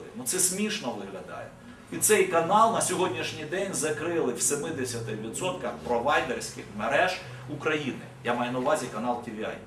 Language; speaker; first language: Ukrainian; native; Ukrainian